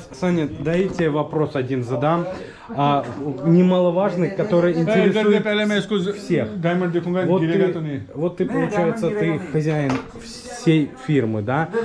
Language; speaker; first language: Russian; native; Russian